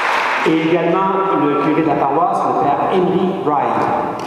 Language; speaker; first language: French; native; French